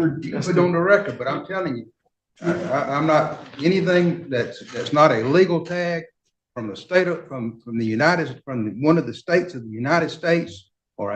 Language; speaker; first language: English; native; English